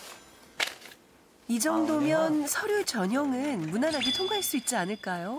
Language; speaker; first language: Korean; native; Korean